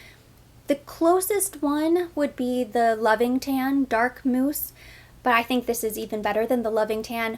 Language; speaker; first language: English; native; English